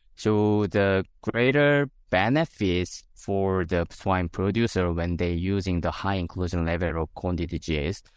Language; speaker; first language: English; non-native, fluent; Korean